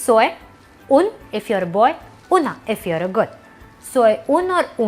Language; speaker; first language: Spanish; non-native, learner; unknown